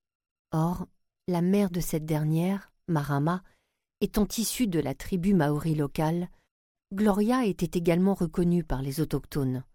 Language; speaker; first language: French; native; French